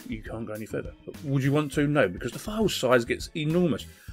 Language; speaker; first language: English; native; English